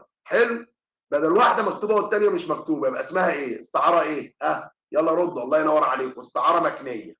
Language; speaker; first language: Arabic; native; Arabic